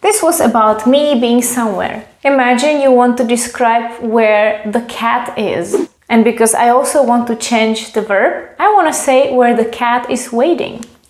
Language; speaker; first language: English; non-native, fluent; Czech